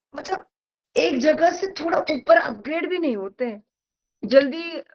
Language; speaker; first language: Hindi; non-native, local second language; Marathi